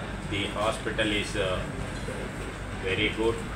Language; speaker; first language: English; non-native, local second language; Telugu